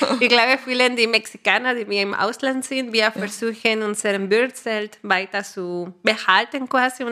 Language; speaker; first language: German; non-native, fluent; Spanish